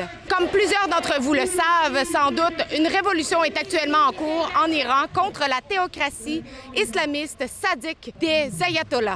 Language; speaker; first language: French; native; French